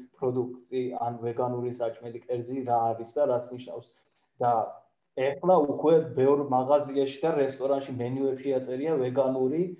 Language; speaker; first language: Georgian; non-native, fluent; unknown